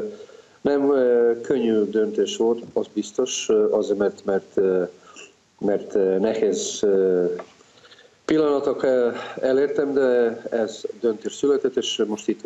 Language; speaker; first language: Hungarian; non-native, fluent; Serbian